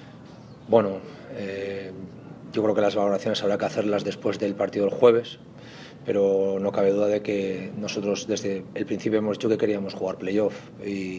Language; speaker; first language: Spanish; native; Spanish